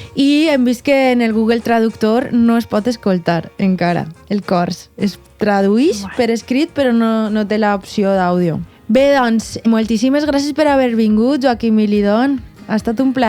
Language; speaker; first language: Catalan; native; Catalan